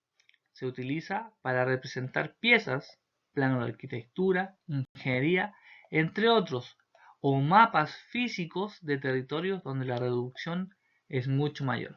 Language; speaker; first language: Spanish; native; Spanish